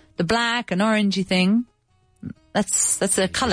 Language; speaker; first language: English; native; English